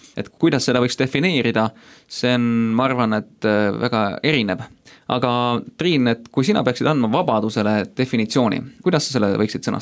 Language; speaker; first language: Estonian; native; Estonian